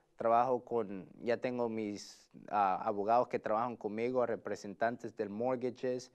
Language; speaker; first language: Spanish; early bilingual, heritage; Spanish